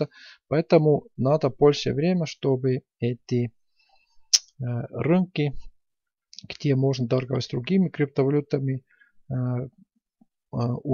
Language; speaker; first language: Russian; non-native, fluent; Estonian